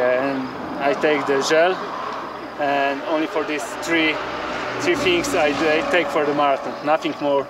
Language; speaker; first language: English; non-native, learner; Polish